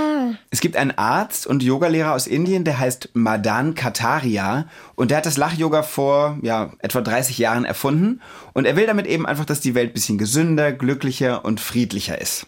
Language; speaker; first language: German; native; German